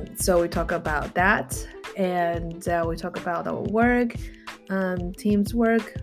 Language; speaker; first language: English; non-native, fluent; Chinese